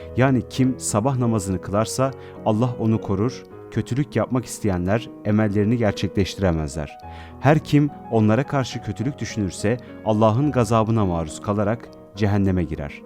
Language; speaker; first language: Turkish; native; Turkish